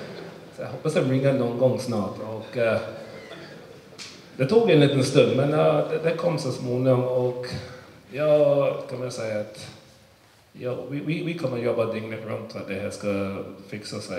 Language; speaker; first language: Swedish; early bilingual, other home language; English